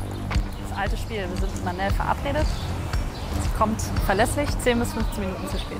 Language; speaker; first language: German; native; German